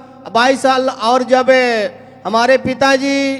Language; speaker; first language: Hindi; non-native, local second language; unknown